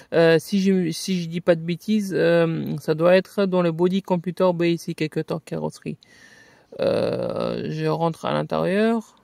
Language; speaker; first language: French; native; French